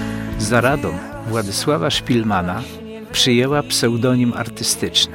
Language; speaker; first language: Polish; native; Polish